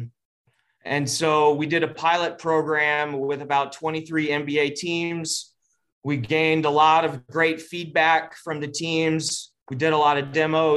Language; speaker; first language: English; native; English